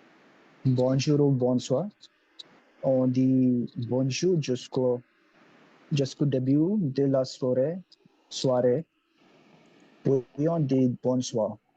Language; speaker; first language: French; non-native, learner; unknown